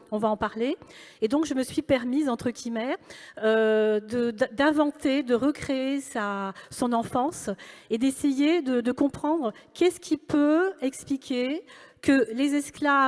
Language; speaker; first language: French; native; French